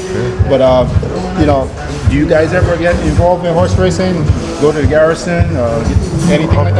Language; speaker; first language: English; native; English